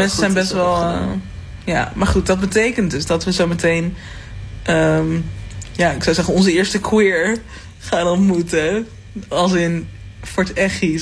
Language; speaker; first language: Dutch; native; Dutch